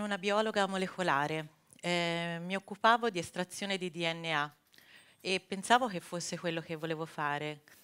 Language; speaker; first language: Italian; native; Italian